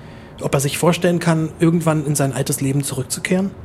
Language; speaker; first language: German; native; German